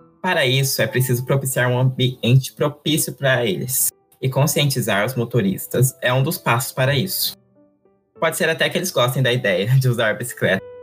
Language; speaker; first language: Portuguese; native; Portuguese